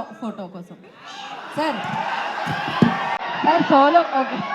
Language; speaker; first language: Telugu; native; Telugu